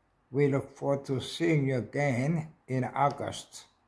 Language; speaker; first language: English; non-native, learner; Korean